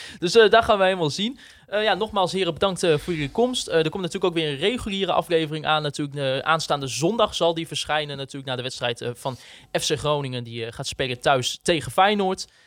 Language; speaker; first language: Dutch; native; Dutch